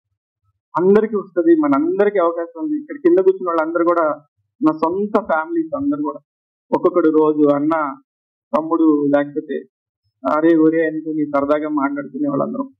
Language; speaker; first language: Telugu; native; Telugu